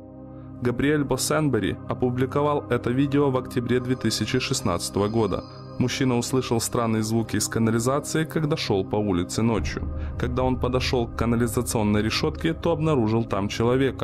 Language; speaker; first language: Russian; native; Russian